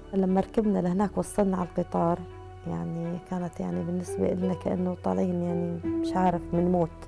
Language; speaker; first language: Arabic; native; Arabic